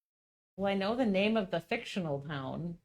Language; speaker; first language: English; native; English